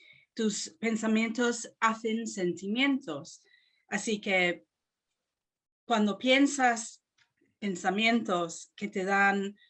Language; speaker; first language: Spanish; non-native, fluent; English